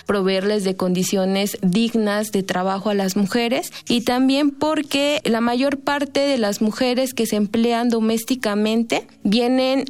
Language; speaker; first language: Spanish; native; Spanish